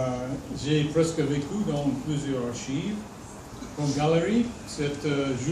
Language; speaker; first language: French; non-native, fluent; English